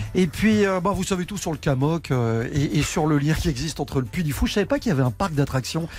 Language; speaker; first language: French; native; French